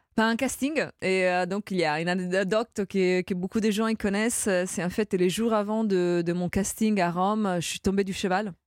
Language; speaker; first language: French; non-native, fluent; Italian